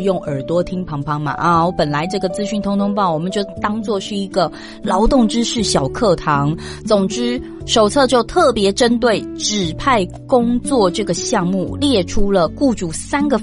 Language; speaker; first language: Chinese; native; Chinese